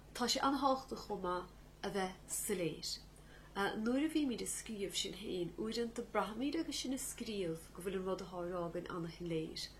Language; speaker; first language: Irish; native; Irish